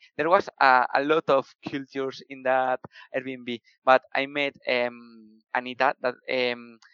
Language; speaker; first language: English; non-native, fluent; Spanish